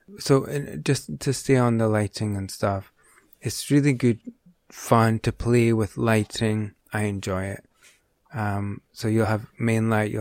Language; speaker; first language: English; native; English